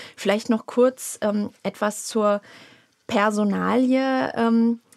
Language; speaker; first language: German; native; German